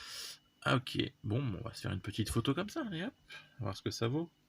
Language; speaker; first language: French; native; French